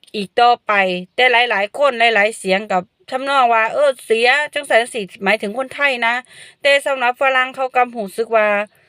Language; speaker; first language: Thai; non-native, local second language; Northeastern Thai